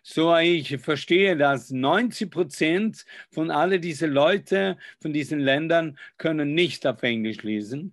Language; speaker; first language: German; non-native, fluent; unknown